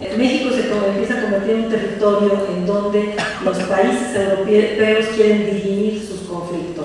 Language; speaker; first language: Spanish; native; Spanish